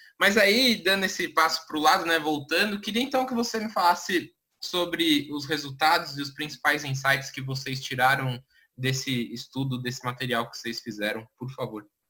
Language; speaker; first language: Portuguese; native; Portuguese